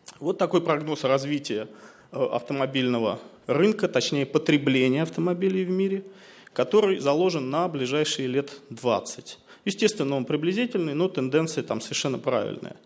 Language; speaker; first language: Russian; native; Russian